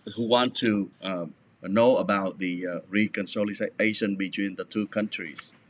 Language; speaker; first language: English; non-native, fluent; Vietnamese